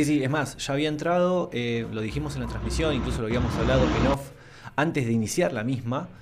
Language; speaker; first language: Spanish; native; Spanish